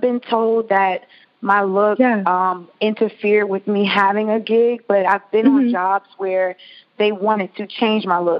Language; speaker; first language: English; native; English